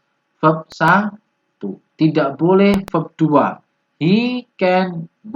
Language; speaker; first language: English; non-native, fluent; Indonesian